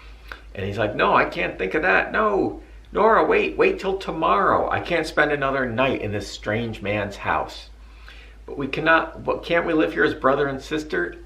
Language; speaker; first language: English; native; English